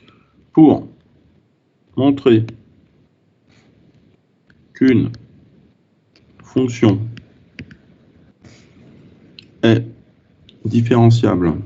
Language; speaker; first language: French; native; French